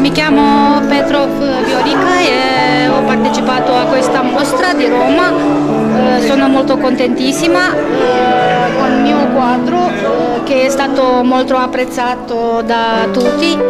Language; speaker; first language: Italian; native; Italian